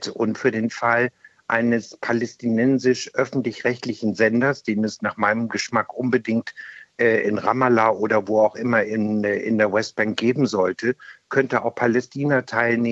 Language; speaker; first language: German; native; German